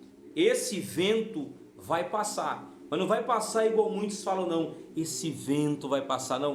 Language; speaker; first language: Portuguese; native; Portuguese